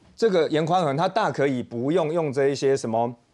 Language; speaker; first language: Chinese; native; Chinese